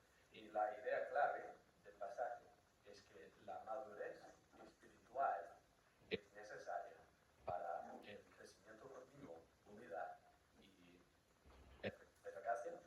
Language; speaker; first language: Spanish; non-native, fluent; English